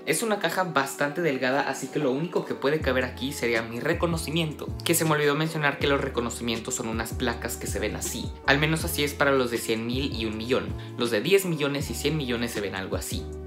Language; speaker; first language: Spanish; native; Spanish